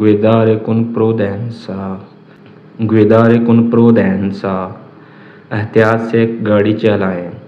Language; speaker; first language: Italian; non-native, learner; Urdu